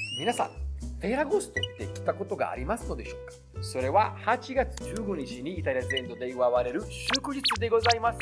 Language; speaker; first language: Japanese; non-native, fluent; Italian